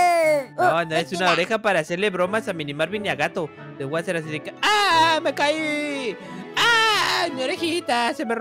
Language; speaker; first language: Spanish; native; Spanish